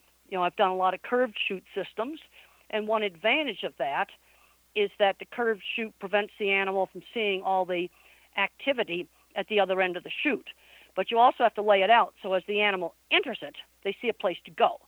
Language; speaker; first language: English; native; English